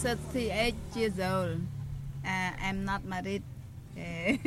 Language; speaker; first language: English; non-native, learner; Khmer